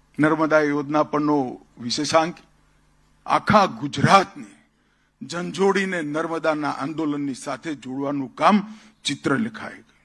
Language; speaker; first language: Gujarati; native; Gujarati